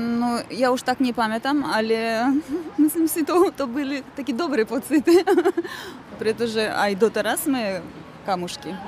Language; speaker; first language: Slovak; non-native, learner; Russian